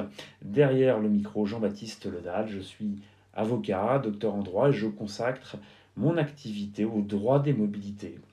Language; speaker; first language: French; native; French